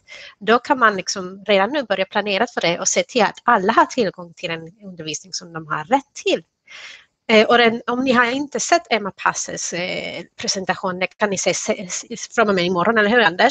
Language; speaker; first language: Swedish; non-native, fluent; Spanish